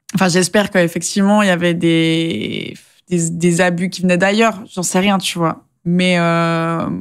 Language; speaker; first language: French; native; French